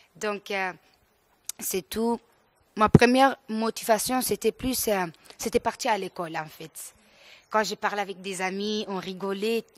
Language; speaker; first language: French; non-native, local second language; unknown